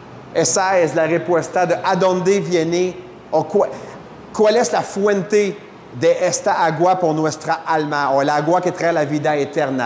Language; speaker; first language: Spanish; non-native, fluent; French